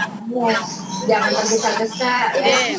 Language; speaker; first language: Indonesian; native; Indonesian